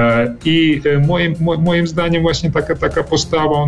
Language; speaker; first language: Polish; early bilingual, heritage; Polish